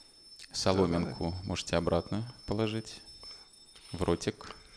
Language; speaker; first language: Russian; native; Russian